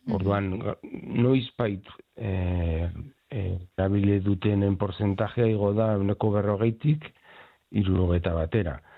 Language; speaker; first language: Basque; native; Basque